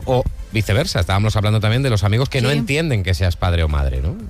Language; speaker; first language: Spanish; native; Spanish